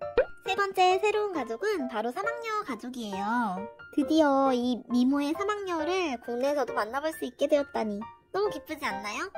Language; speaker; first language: Korean; native; Korean